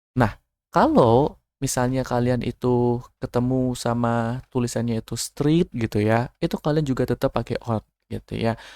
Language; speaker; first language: Indonesian; native; Indonesian